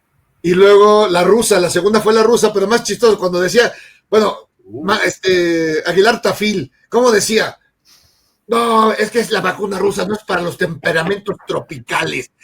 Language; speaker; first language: Spanish; native; Spanish